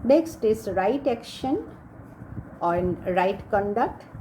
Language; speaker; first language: English; non-native, local second language; Assamese